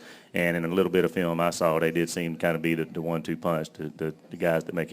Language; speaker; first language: English; native; English